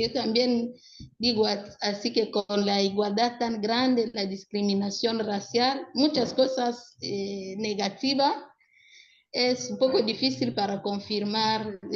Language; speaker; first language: Spanish; non-native, local second language; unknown